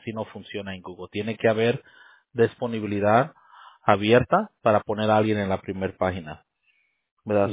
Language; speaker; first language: Spanish; native; Spanish